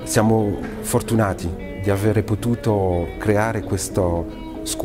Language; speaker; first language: Italian; non-native, fluent; French